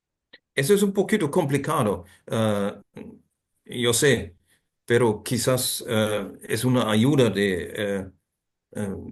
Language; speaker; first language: Spanish; non-native, fluent; German